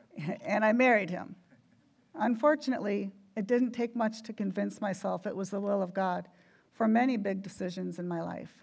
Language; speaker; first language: English; native; English